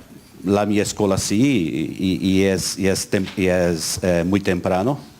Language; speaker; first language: Spanish; non-native, learner; Portuguese